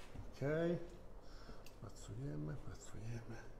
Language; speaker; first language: Polish; non-native, fluent; Italian